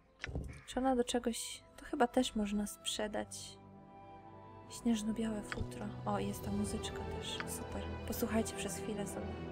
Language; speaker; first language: Polish; native; Polish